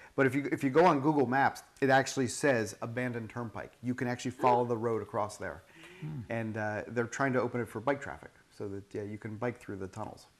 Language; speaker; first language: English; native; English